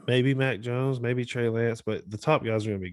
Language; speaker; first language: English; native; English